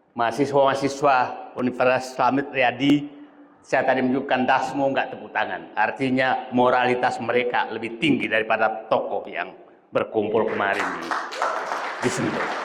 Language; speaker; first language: Indonesian; non-native, local second language; Buginese